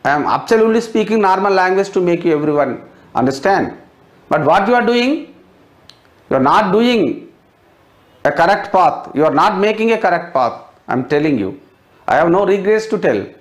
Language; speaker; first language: English; non-native, local second language; Telugu